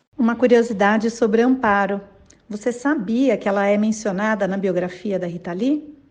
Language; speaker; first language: Portuguese; native; Portuguese